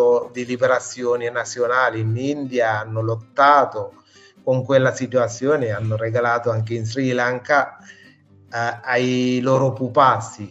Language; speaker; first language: Italian; non-native, fluent; Sinhala